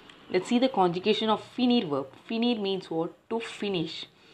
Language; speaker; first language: English; non-native, local second language; Tamil